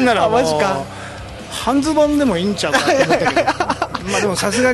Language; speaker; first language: Japanese; native; Japanese